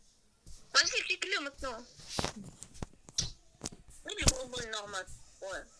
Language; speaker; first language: French; native; French